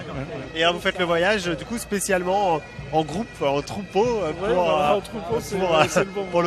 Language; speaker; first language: French; native; French